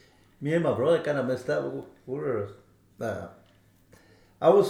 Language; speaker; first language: English; non-native, fluent; Spanish